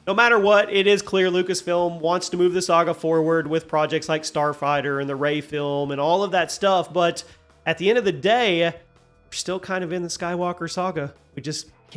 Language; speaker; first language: English; native; English